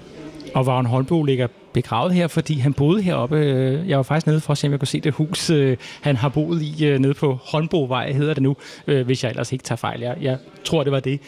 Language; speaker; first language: Danish; native; Danish